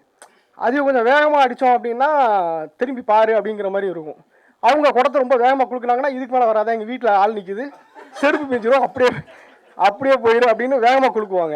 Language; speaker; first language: Tamil; native; Tamil